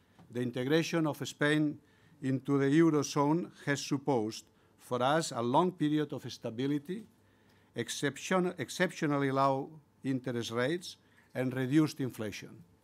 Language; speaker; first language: English; non-native, fluent; Catalan